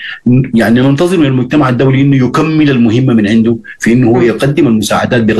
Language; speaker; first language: Arabic; native; Arabic